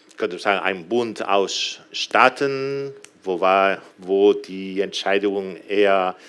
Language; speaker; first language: German; non-native, fluent; Galician